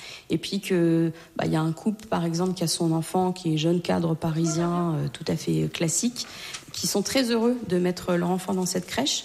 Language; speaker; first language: French; native; French